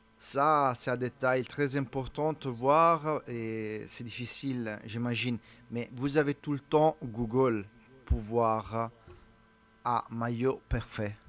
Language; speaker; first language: French; non-native, learner; Italian